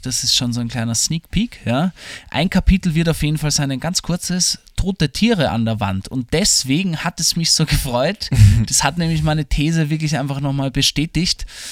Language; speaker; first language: German; native; German